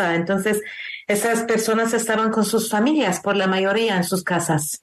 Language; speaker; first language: Spanish; non-native, learner; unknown